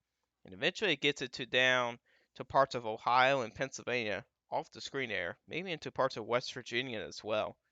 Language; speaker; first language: English; native; English